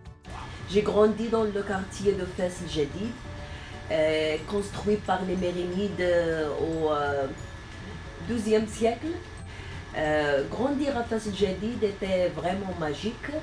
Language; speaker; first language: French; non-native, local second language; Arabic